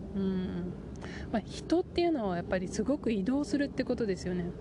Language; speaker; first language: Japanese; native; Japanese